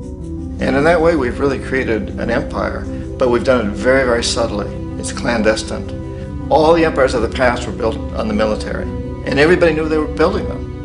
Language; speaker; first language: English; native; English